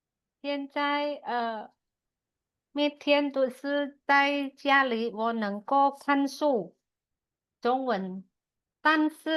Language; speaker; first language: Chinese; non-native, learner; Indonesian